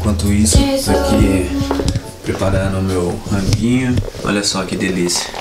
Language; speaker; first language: Portuguese; native; Portuguese